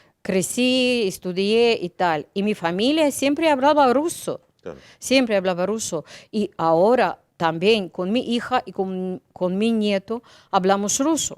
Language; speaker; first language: Spanish; non-native, learner; Ukrainian